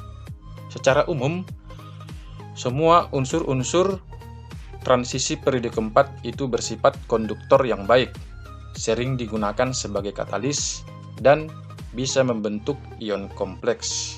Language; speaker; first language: Indonesian; native; Indonesian